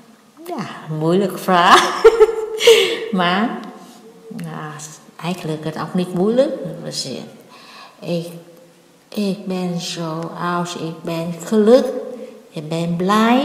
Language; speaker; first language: Dutch; non-native, learner; Vietnamese